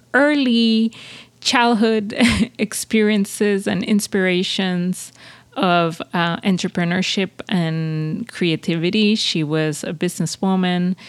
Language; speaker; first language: English; non-native, fluent; Spanish